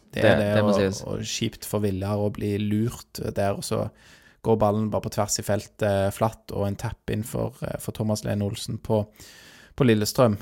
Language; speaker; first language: Norwegian; native; Norwegian